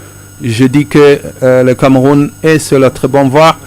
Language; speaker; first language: French; non-native, fluent; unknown